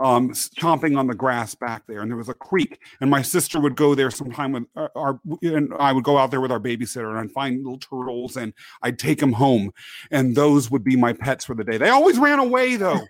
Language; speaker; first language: English; native; English